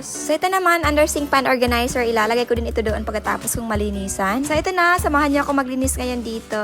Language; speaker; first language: Filipino; non-native, local second language; Cebuano